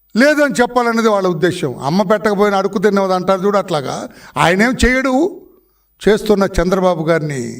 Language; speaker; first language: Telugu; native; Telugu